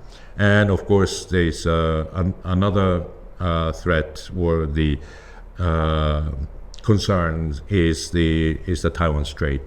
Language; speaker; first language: English; non-native, fluent; Japanese